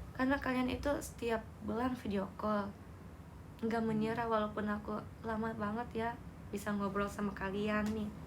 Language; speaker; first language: Indonesian; non-native, learner; Japanese